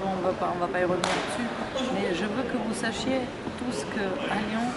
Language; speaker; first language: French; non-native, fluent; Serbian